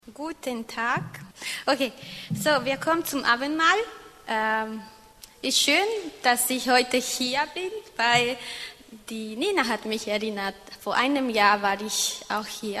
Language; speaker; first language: German; non-native, fluent; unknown